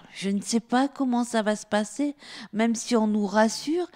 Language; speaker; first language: French; native; French